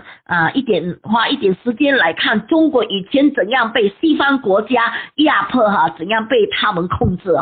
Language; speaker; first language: Chinese; native; Chinese